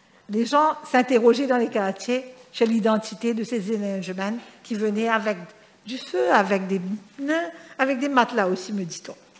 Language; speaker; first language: French; non-native, local second language; Morisyen